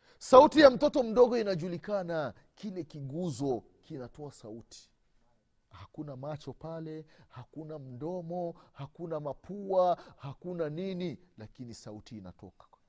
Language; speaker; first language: Swahili; native; Swahili